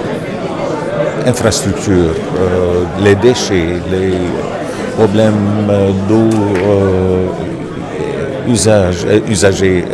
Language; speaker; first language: French; non-native, local second language; Arabic